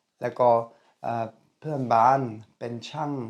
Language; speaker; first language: Thai; non-native, learner; German